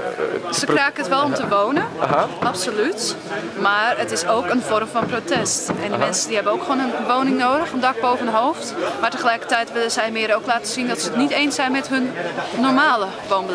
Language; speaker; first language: Dutch; native; Dutch